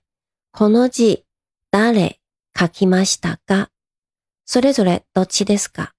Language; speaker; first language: Japanese; non-native, fluent; Chinese